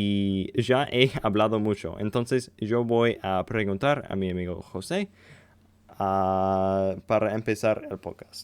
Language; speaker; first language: Spanish; non-native, learner; English